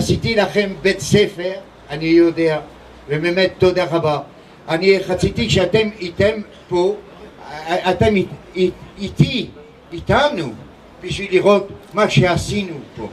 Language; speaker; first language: Hebrew; non-native, learner; French